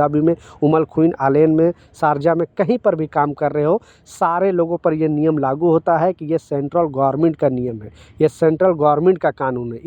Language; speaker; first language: Hindi; native; Hindi